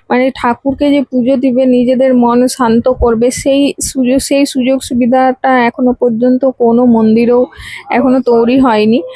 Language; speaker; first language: Bangla; native; Bangla